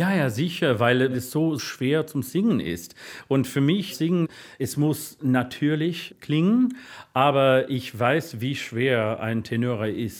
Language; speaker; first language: German; non-native, learner; English